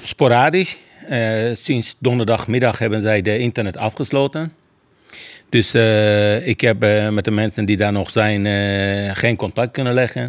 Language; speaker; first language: Dutch; non-native, fluent; Persian